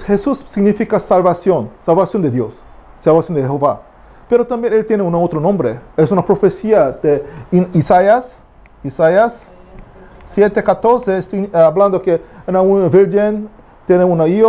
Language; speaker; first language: Spanish; non-native, learner; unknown